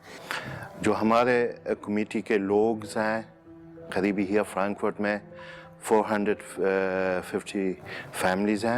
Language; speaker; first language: Hindi; non-native, fluent; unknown